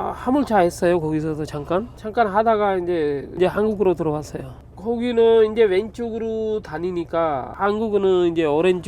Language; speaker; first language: Korean; non-native, fluent; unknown